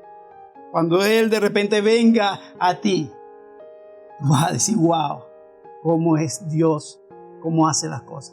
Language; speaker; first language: Spanish; native; Spanish